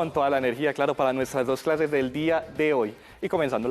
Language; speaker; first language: Spanish; native; Spanish